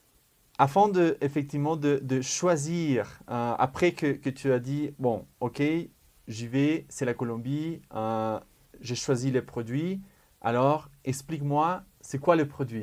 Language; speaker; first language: French; non-native, fluent; Spanish